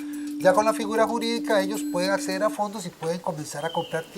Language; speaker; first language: Spanish; native; Spanish